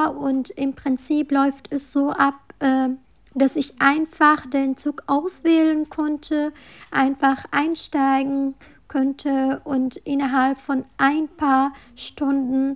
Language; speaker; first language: German; non-native, fluent; Arabic